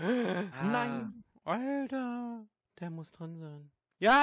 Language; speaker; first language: German; native; German